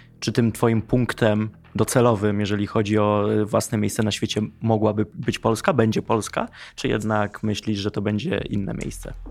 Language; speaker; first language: Polish; native; Polish